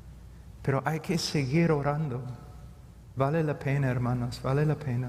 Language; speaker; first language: Spanish; non-native, fluent; English